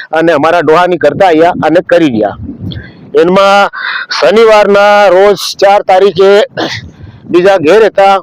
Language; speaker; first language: Gujarati; native; Gujarati